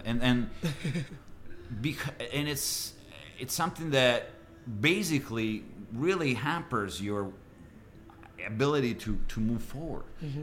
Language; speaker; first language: English; non-native, fluent; Italian